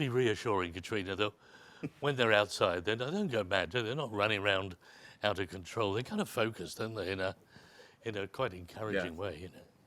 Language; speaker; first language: English; native; English